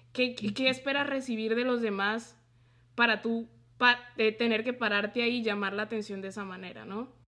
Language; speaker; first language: Spanish; native; Spanish